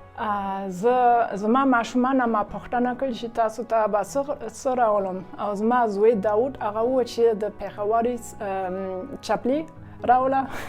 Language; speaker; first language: Pashto; non-native, fluent; German